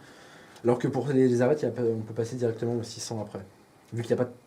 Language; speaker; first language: French; native; French